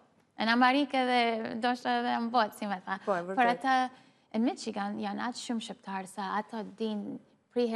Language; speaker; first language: Albanian; early bilingual, heritage; Albanian